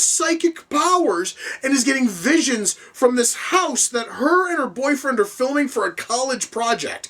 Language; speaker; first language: English; native; English